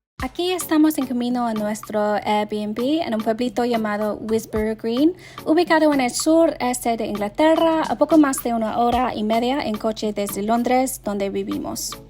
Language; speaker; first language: Spanish; non-native, learner; English